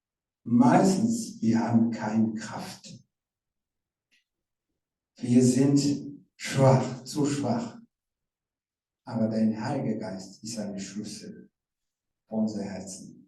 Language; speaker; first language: German; non-native, learner; Rundi